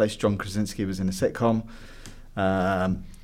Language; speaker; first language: English; native; English